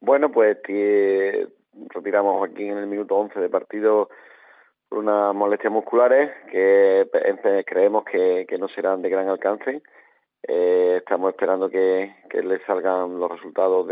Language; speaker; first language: Spanish; native; Spanish